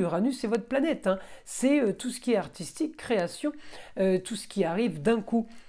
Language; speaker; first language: French; native; French